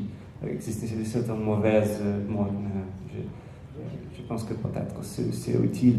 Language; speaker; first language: French; non-native, learner; Portuguese